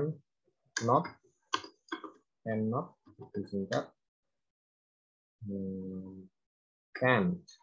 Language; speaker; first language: English; non-native, fluent; Indonesian